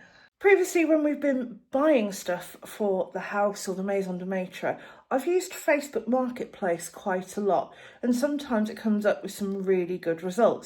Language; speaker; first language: English; native; English